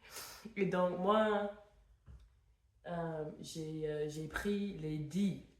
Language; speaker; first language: French; non-native, fluent; English